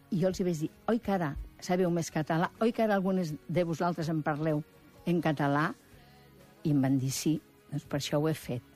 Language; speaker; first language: Catalan; native; Catalan